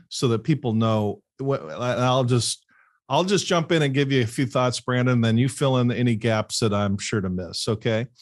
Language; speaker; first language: English; native; English